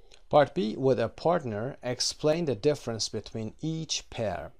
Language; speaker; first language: English; non-native, fluent; Persian